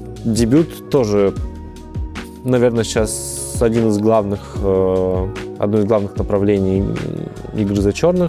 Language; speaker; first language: Russian; native; Russian